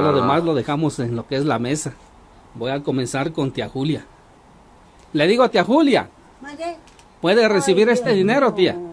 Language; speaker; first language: Spanish; native; Spanish